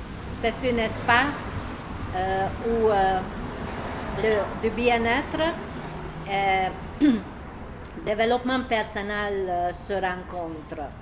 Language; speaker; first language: French; non-native, learner; Hungarian